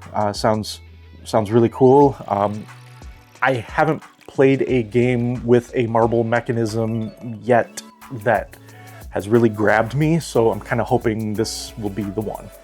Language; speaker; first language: English; native; English